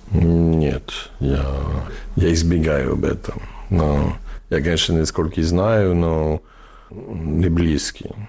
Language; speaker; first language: Russian; non-native, fluent; English